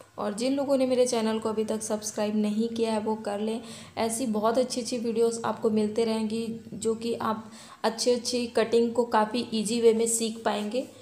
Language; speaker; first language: Hindi; native; Hindi